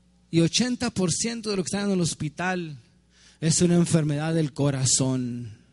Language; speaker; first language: Spanish; early bilingual, heritage; Spanish